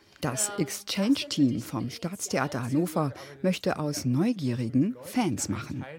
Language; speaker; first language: German; native; German